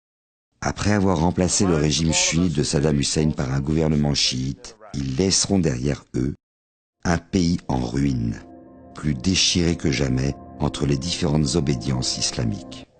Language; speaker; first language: French; native; French